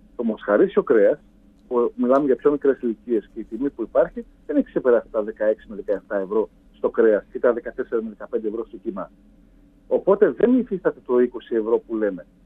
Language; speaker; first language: Greek; native; Greek